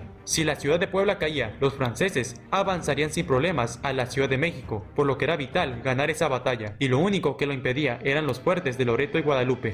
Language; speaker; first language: Spanish; native; Spanish